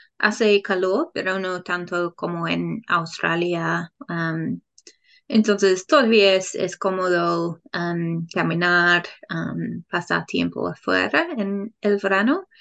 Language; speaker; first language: Spanish; non-native, learner; English